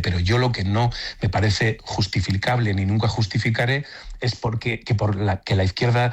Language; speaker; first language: Spanish; native; Spanish